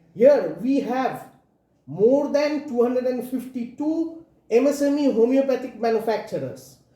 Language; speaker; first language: English; non-native, local second language; Bangla